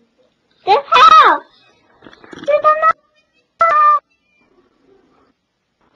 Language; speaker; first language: English; non-native, learner; Korean